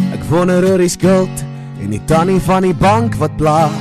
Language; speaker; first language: Afrikaans; non-native, local second language; Southern Sotho